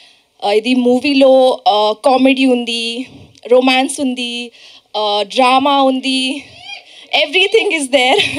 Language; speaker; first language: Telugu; non-native, learner; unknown